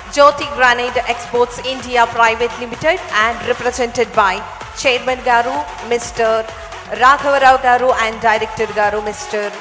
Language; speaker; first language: English; non-native, local second language; Telugu